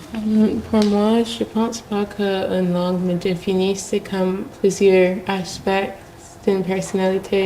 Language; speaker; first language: French; non-native, local second language; English